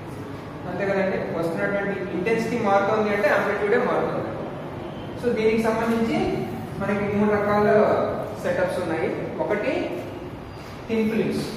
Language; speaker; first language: Telugu; native; Telugu